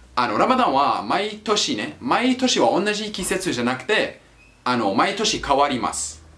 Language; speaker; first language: Japanese; non-native, learner; English